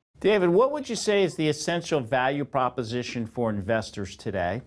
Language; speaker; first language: English; native; English